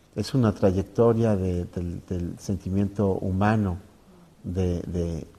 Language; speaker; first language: Spanish; native; Spanish